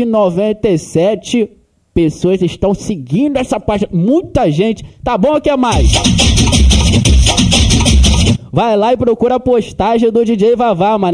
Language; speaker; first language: Portuguese; native; Portuguese